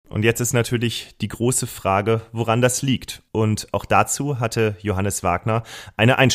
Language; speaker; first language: German; native; German